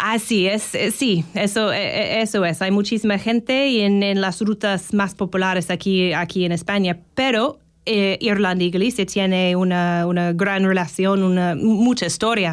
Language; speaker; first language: Spanish; non-native, learner; English